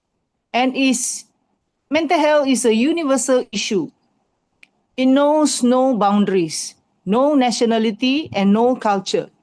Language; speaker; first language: English; non-native, fluent; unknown